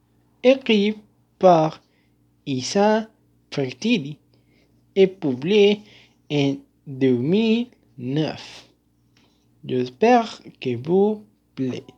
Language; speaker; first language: French; non-native, learner; Spanish